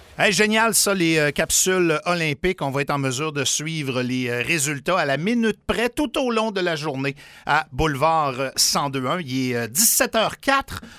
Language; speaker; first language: French; native; French